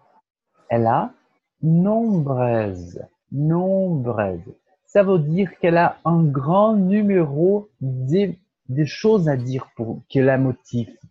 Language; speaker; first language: French; non-native, fluent; Portuguese